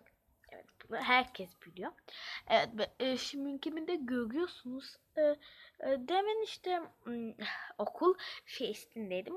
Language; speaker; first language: Turkish; early bilingual, heritage; Turkish